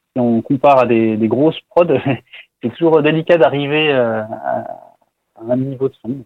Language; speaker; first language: French; native; French